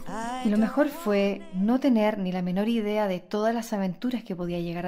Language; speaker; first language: Spanish; native; Spanish